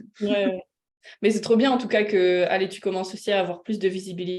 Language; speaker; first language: French; native; French